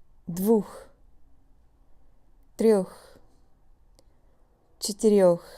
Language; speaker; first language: Russian; non-native, fluent; English